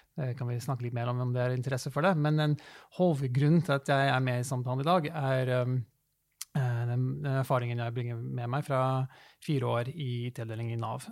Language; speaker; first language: Norwegian; early bilingual, other home language; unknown